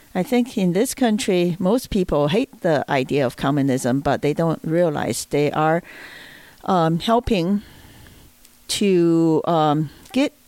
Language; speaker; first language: English; non-native, fluent; Chinese